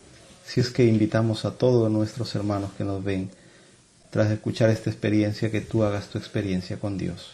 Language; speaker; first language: Spanish; native; Spanish